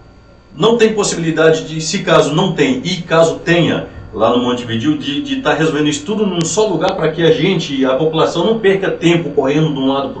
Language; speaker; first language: Portuguese; native; Portuguese